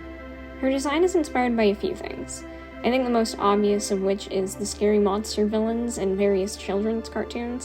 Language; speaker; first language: English; native; English